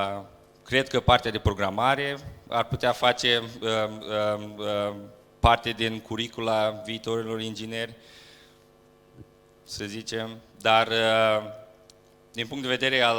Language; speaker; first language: Romanian; native; Romanian